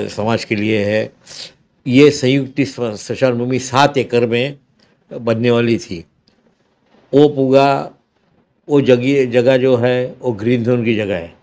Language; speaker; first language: Hindi; non-native, local second language; Marathi